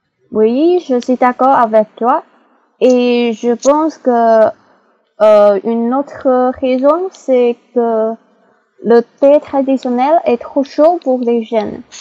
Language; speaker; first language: French; non-native, learner; Chinese